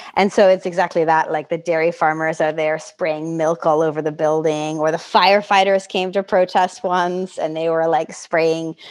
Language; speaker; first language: English; native; English